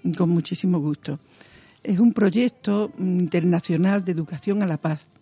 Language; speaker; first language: Spanish; native; Spanish